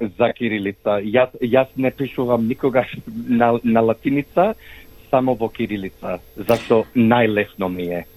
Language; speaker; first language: Macedonian; early bilingual, heritage; Macedonian